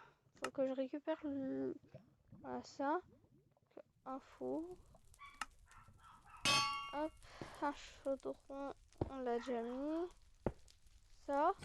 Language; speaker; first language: French; native; French